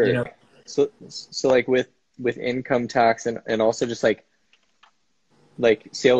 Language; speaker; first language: English; native; English